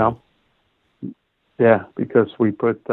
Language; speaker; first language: English; native; English